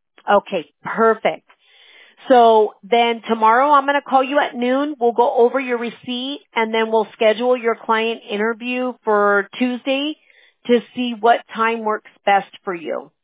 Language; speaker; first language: English; early bilingual, other home language; Spanish